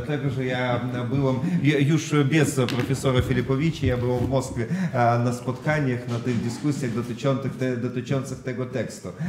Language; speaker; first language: Polish; non-native, fluent; Russian